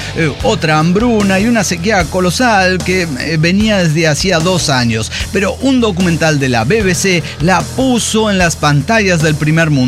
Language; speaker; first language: Spanish; native; Spanish